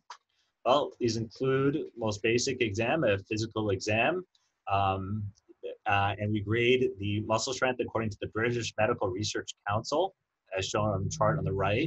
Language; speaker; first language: English; native; English